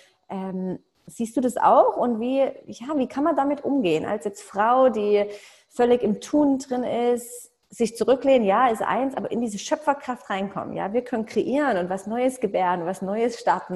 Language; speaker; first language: German; native; German